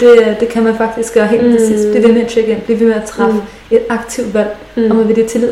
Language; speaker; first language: Danish; native; Danish